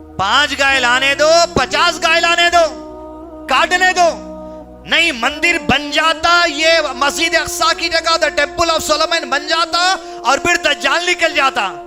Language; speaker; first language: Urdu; native; Urdu